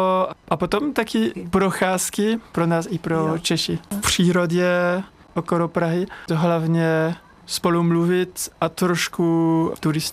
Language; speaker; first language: Czech; non-native, learner; French